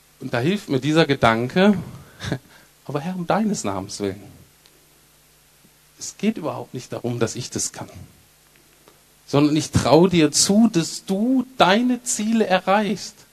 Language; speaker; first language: German; native; German